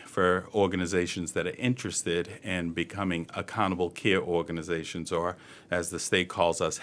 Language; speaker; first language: English; native; English